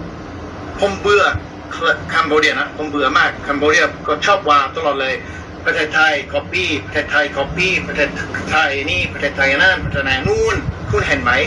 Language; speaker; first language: Thai; non-native, fluent; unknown